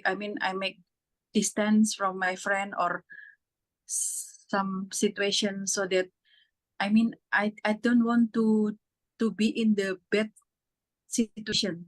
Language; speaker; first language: English; non-native, fluent; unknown